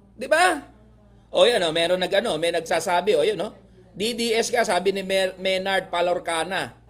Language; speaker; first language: Filipino; native; Filipino